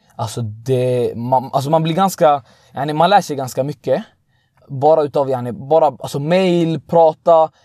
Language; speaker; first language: Swedish; early bilingual, other home language; Arabic